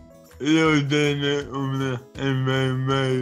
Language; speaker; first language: Spanish; non-native, learner; English